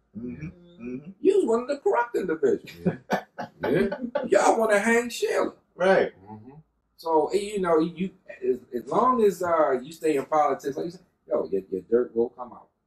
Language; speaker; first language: English; native; English